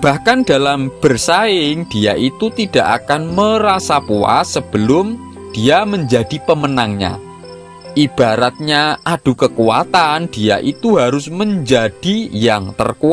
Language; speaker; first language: Indonesian; non-native, local second language; Javanese